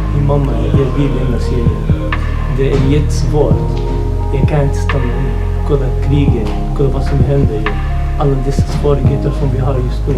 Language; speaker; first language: Swedish; non-native, fluent; Arabic